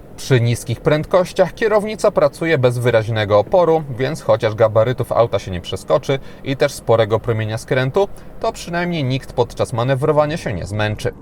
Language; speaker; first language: Polish; native; Polish